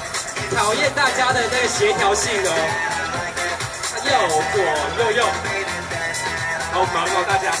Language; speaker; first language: Chinese; native; Chinese